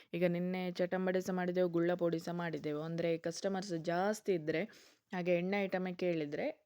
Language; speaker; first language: Kannada; non-native, local second language; Konkani